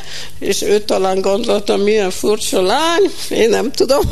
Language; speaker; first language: Hungarian; early bilingual, heritage; Hungarian